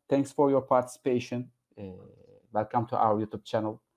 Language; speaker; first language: English; non-native, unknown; Turkish